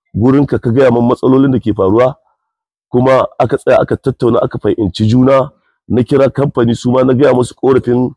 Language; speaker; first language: Hausa; native; Hausa